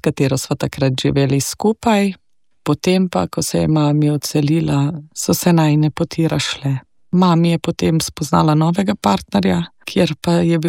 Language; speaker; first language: Slovenian; native; Slovenian